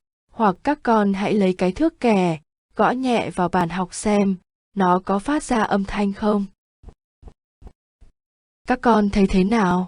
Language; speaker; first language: Vietnamese; native; Vietnamese